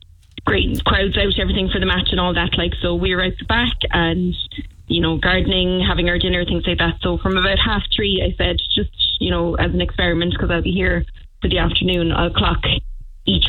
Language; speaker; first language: English; native; English